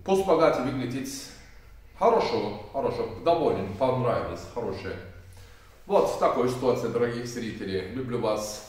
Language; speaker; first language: Russian; non-native, learner; Turkish